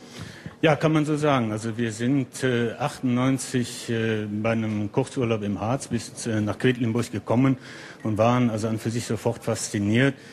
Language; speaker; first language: German; native; German